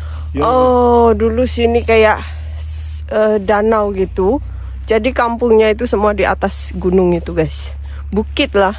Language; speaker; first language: Indonesian; native; Indonesian